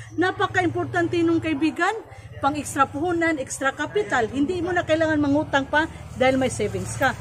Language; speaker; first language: Filipino; non-native, local second language; Cebuano